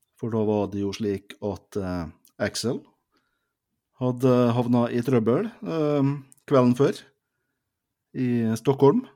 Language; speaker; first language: Norwegian; native; Norwegian